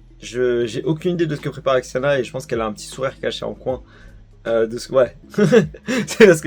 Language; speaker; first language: French; native; French